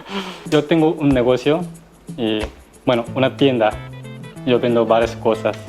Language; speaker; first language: Spanish; non-native, learner; Korean